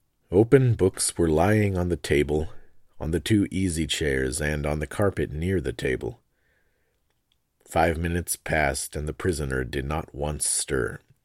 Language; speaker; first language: English; native; English